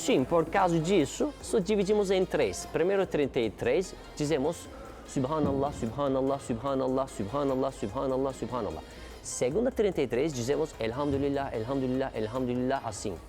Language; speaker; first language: Portuguese; non-native, learner; Turkish